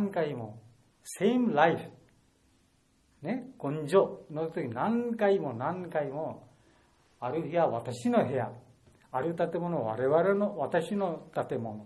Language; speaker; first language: Japanese; non-native, learner; Bangla